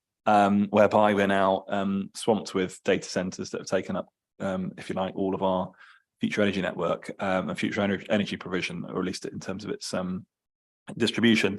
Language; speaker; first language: English; native; English